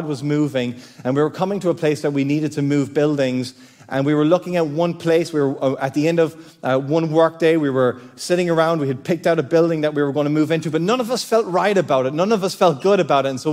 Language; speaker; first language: English; native; English